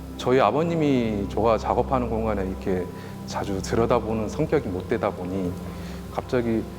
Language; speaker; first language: Korean; native; Korean